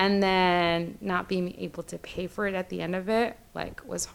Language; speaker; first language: English; native; English